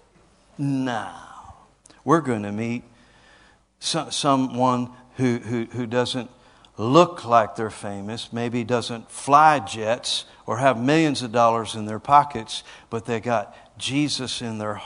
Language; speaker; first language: English; native; English